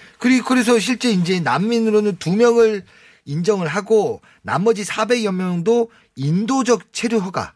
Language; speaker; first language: Korean; native; Korean